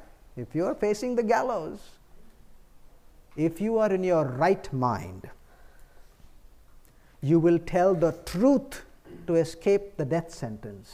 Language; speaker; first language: English; non-native, local second language; Bangla